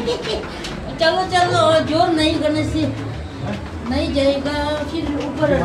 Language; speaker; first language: Hindi; non-native, local second language; Nepali